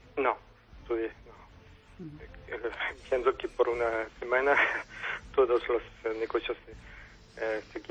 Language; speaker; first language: Spanish; non-native, fluent; French